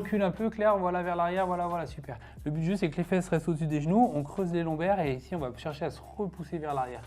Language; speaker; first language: French; native; French